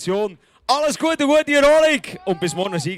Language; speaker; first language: German; native; German